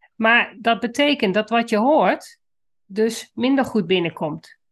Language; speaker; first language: Dutch; native; Dutch